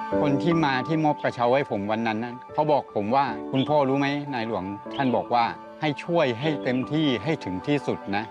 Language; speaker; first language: Thai; native; Thai